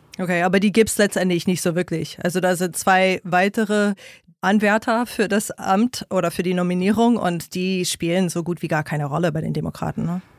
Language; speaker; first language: German; non-native, fluent; English